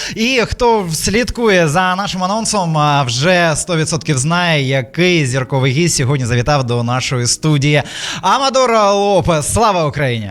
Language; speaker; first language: Ukrainian; native; Ukrainian